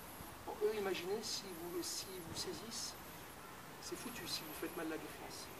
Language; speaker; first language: French; native; French